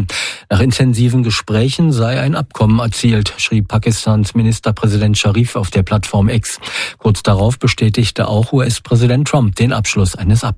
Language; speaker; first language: German; native; German